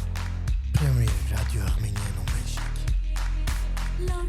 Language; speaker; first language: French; non-native, learner; Armenian